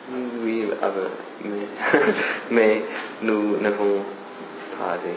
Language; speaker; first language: French; non-native, learner; English